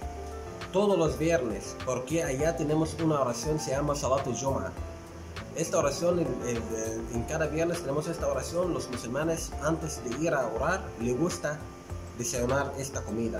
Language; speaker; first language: Spanish; non-native, fluent; Arabic